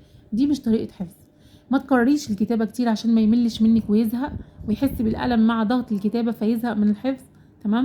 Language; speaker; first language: Arabic; native; Arabic